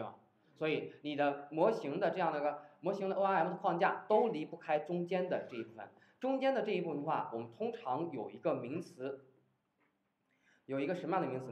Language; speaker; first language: Chinese; native; Chinese